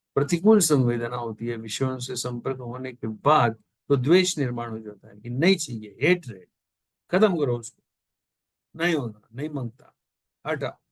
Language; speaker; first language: Hindi; non-native, local second language; Marathi